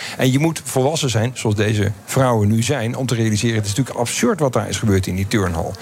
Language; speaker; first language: Dutch; native; Dutch